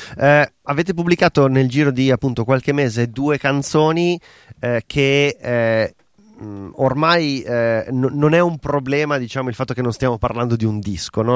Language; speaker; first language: Italian; native; Italian